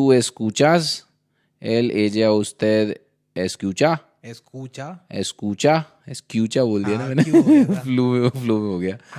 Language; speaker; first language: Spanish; non-native, learner; Hindi